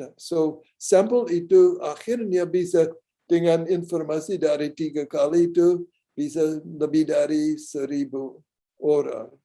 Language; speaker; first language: Indonesian; non-native, learner; English